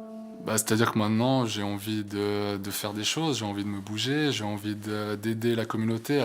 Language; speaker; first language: French; non-native, local second language; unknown